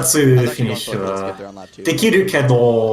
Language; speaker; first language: Japanese; non-native, learner; English